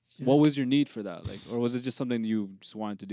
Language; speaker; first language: English; native; English